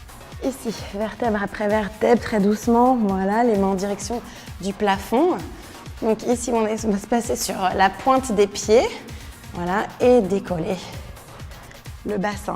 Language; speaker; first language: French; native; French